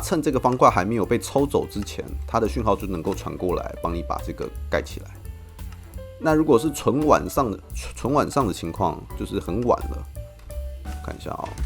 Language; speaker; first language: Chinese; native; Chinese